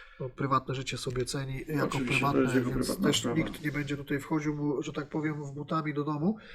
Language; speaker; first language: Polish; native; Polish